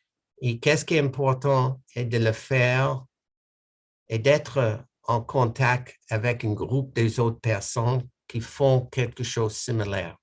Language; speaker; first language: French; non-native, local second language; English